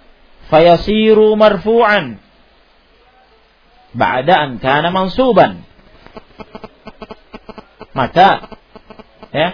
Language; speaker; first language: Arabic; non-native, fluent; Indonesian